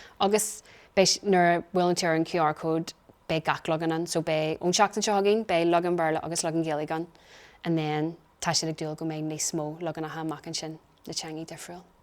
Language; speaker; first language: Irish; non-native, local second language; English